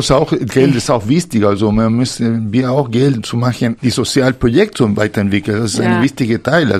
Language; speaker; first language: German; non-native, fluent; Spanish